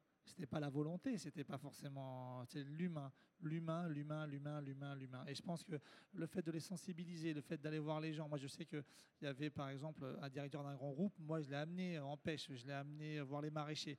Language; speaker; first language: French; native; French